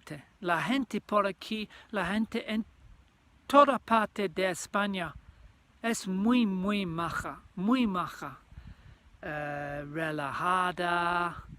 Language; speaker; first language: Spanish; non-native, learner; English